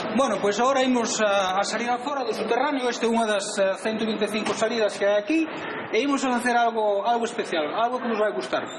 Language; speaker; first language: Galician; native; Galician